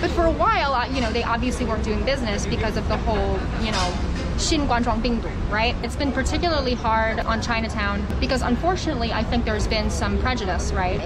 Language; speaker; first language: English; native; English